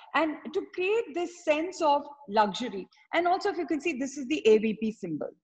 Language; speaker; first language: English; non-native, local second language; Tamil